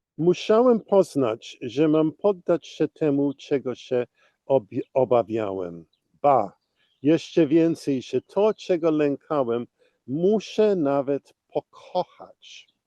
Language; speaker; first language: Polish; early bilingual, heritage; Polish